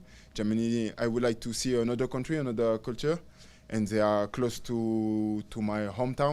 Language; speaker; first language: English; non-native, learner; French